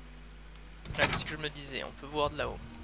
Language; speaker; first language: French; native; French